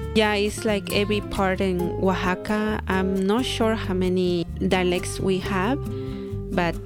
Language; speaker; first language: English; non-native, fluent; Spanish